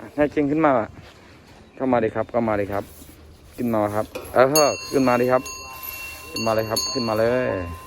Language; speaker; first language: Thai; native; Thai